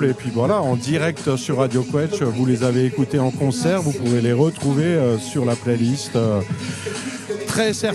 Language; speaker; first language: French; native; French